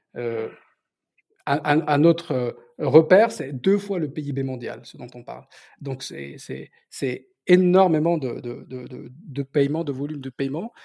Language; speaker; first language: French; non-native, local second language; Berber languages